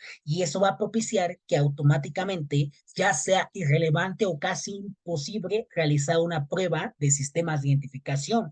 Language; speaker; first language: Spanish; native; Spanish